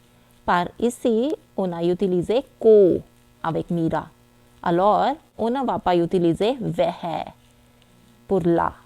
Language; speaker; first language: French; non-native, fluent; Hindi